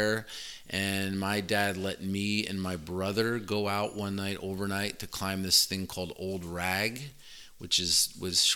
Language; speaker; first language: English; native; English